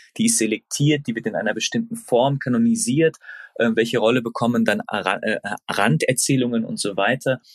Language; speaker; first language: German; early bilingual, other home language; Turkish